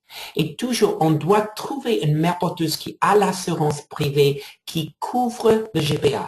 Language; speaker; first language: French; non-native, fluent; English